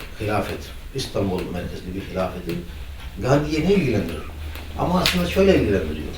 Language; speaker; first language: Turkish; non-native, fluent; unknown